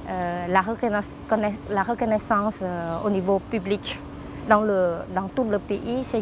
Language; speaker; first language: French; non-native, fluent; Khmer